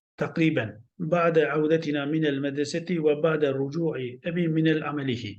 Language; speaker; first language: Arabic; non-native, fluent; Turkish